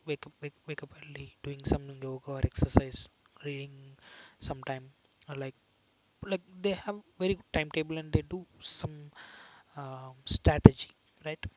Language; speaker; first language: English; non-native, local second language; Telugu